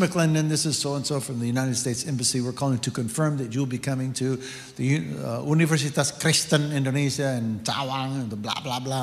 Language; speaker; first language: English; native; English